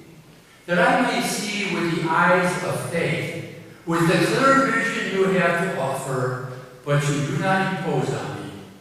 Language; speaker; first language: English; native; English